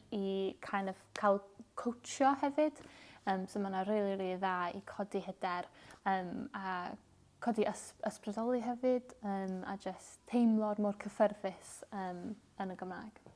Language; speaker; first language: Welsh; non-native, local second language; English